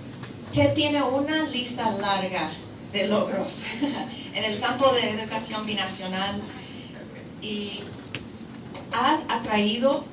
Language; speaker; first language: Spanish; non-native, fluent; English